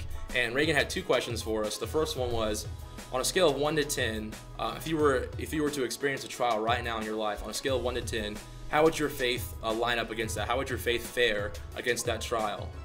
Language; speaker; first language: English; native; English